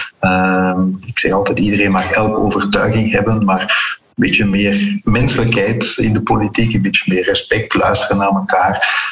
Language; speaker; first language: Dutch; early bilingual, heritage; Dutch